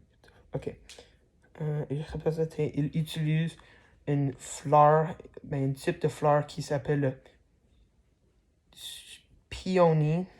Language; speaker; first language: French; non-native, learner; English